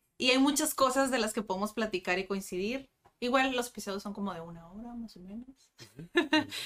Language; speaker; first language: Spanish; native; Spanish